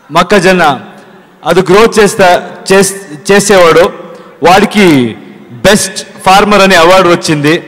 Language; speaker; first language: Telugu; non-native, learner; Kannada